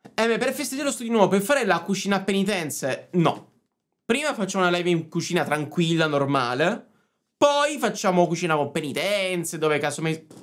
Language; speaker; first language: Italian; native; Italian